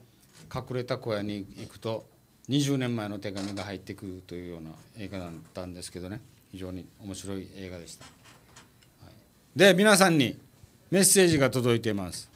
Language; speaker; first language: Japanese; native; Japanese